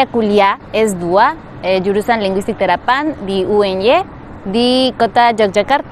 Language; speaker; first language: Indonesian; non-native, fluent; Spanish